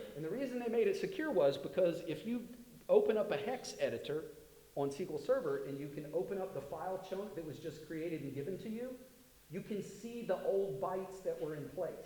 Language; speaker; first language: English; native; English